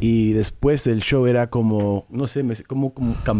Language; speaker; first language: Spanish; early bilingual, heritage; English